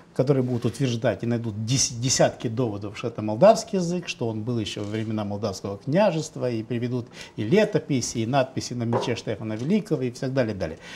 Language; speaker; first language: Russian; native; Russian